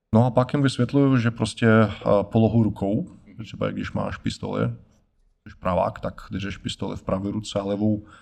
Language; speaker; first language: Czech; non-native, fluent; Russian